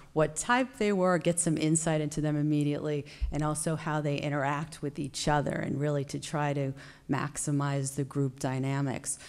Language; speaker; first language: English; native; English